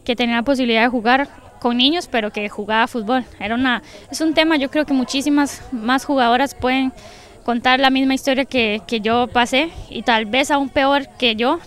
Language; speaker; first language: Spanish; native; Spanish